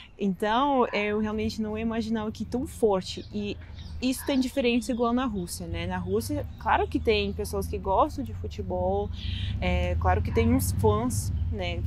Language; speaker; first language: Portuguese; non-native, fluent; Russian